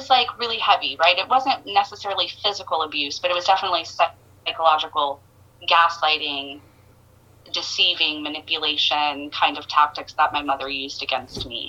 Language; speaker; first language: English; native; English